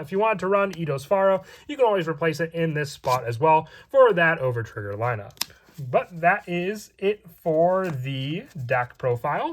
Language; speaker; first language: English; native; English